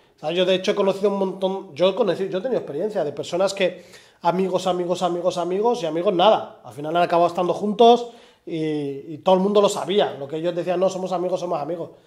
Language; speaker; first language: Spanish; early bilingual, other home language; Arabic